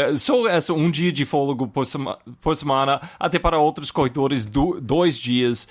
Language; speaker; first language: Portuguese; non-native, fluent; English